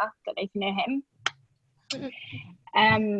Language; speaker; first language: English; native; English